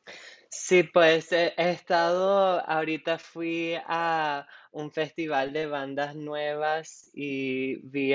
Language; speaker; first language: Spanish; non-native, local second language; English